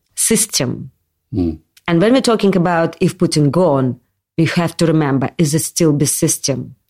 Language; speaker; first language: English; non-native, learner; Russian